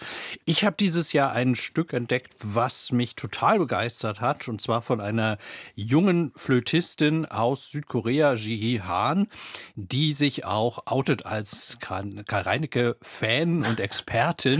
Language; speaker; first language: German; native; German